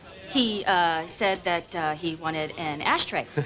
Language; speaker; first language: English; native; English